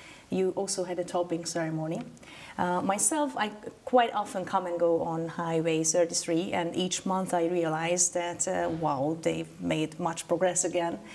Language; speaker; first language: English; non-native, fluent; Hungarian